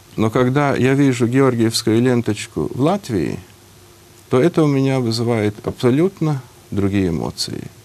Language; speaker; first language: Russian; non-native, local second language; Latvian